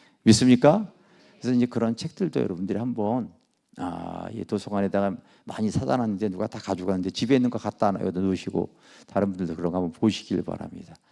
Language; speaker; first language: Korean; native; Korean